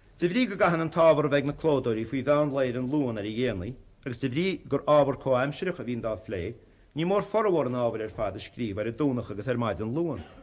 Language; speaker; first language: Irish; native; Irish